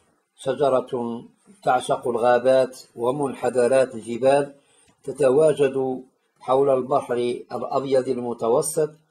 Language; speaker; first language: Arabic; native; Arabic